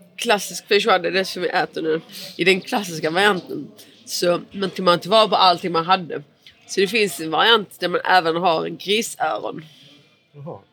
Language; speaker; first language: Swedish; early bilingual, other home language; Portuguese